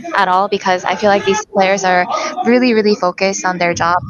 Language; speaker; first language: English; non-native, fluent; Korean